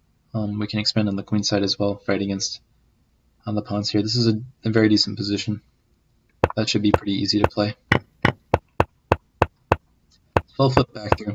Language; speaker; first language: English; native; English